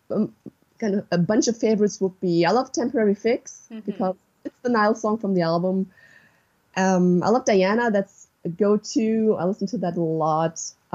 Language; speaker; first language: English; non-native, fluent; German